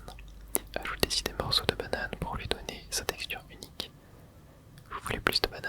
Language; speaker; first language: French; native; French